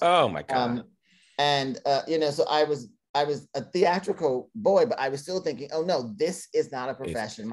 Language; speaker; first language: English; native; English